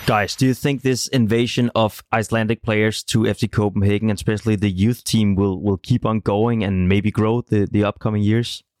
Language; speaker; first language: English; non-native, fluent; Danish